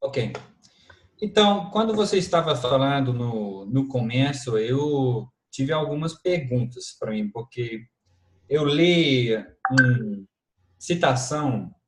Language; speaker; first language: Portuguese; non-native, fluent; English